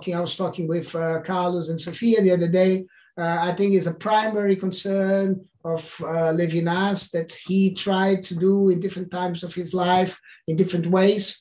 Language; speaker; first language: English; non-native, fluent; Portuguese